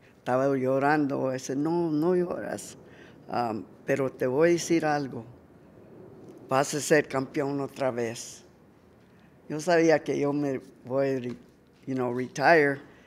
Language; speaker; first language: Spanish; early bilingual, heritage; Spanish